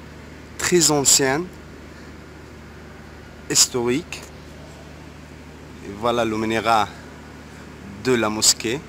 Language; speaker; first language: French; non-native, fluent; Arabic